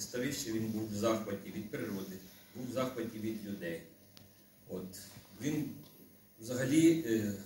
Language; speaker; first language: Ukrainian; native; Ukrainian